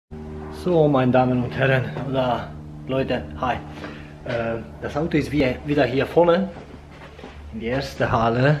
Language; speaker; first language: German; non-native, fluent; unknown